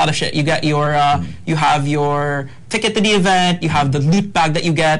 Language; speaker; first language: English; non-native, local second language; Hiligaynon